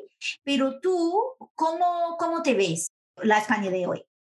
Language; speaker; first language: Spanish; non-native, fluent; English